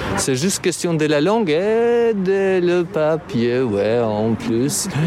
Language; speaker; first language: French; non-native, fluent; Albanian